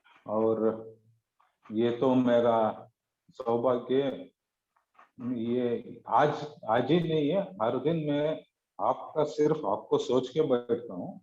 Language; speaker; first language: Hindi; non-native, local second language; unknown